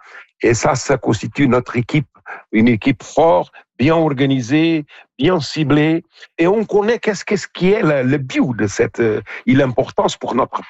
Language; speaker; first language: French; non-native, local second language; Portuguese